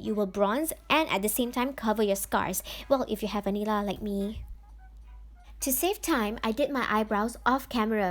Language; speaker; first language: English; non-native, local second language; Malay